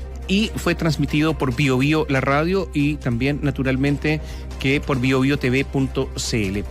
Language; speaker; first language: Spanish; native; Spanish